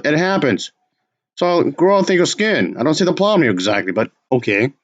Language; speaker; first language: English; native; English